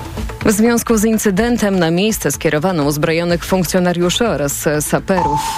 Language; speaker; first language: Polish; native; Polish